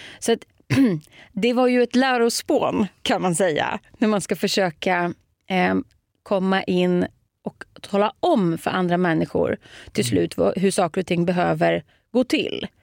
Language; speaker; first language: Swedish; native; Swedish